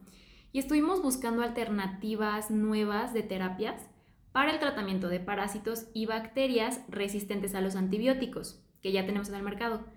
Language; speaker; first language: Spanish; native; Spanish